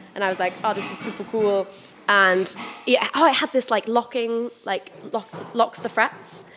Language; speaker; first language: English; native; English